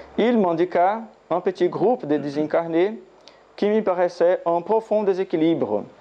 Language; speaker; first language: French; non-native, learner; Portuguese